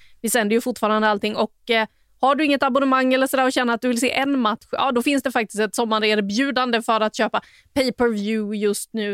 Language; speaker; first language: Swedish; native; Swedish